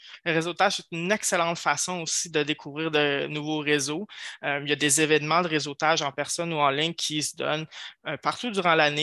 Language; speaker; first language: French; native; French